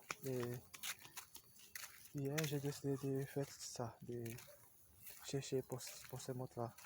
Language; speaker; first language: French; non-native, learner; Portuguese